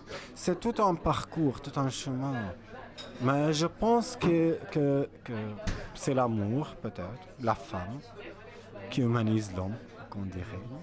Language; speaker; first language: French; non-native, fluent; Arabic